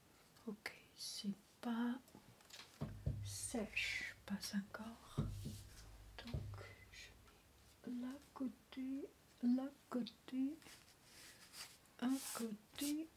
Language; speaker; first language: French; non-native, learner; Chinese